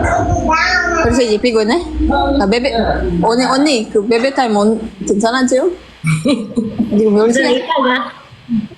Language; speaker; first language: Korean; non-native, learner; Filipino